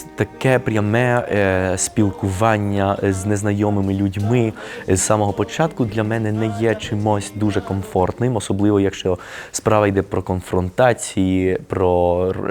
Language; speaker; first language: Ukrainian; early bilingual, heritage; Spanish